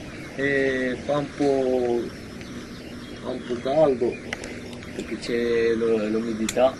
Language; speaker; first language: Italian; non-native, learner; Arabic